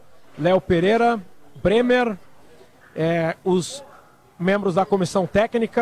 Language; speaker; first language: Portuguese; native; Portuguese